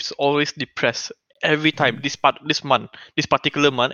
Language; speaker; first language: English; non-native, local second language; Malay